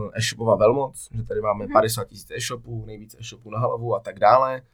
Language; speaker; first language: Czech; native; Czech